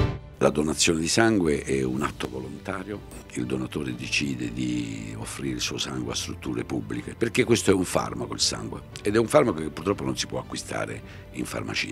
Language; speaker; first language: Italian; native; Italian